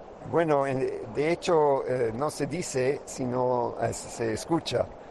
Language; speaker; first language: Spanish; non-native, fluent; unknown